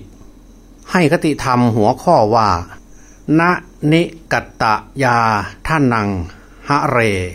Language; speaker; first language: Thai; native; Thai